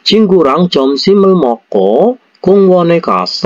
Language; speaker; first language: Korean; non-native, fluent; Indonesian